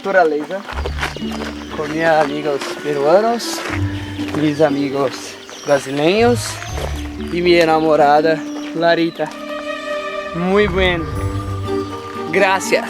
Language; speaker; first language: Spanish; non-native, learner; Portuguese